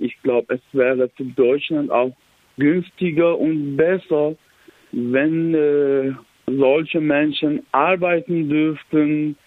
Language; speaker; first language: German; non-native, learner; Persian